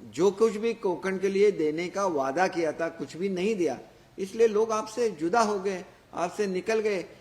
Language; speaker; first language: Hindi; non-native, local second language; Marathi